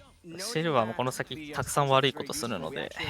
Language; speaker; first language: Japanese; native; Japanese